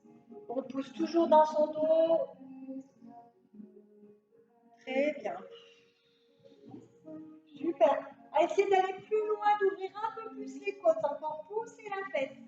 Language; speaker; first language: French; native; French